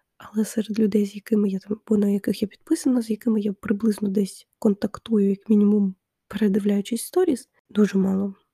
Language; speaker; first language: Ukrainian; non-native, local second language; Russian